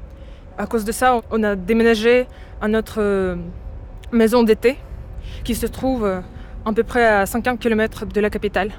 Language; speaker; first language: French; non-native, fluent; Ukrainian